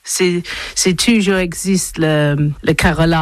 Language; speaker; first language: French; non-native, learner; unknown